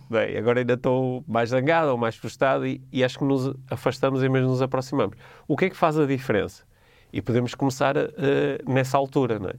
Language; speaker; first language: Portuguese; native; Portuguese